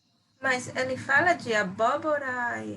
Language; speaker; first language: Portuguese; non-native, fluent; Hebrew